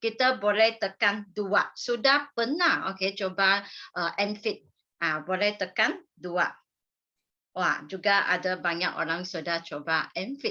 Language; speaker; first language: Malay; non-native, local second language; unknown